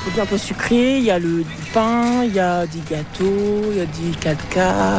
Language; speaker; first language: French; native; French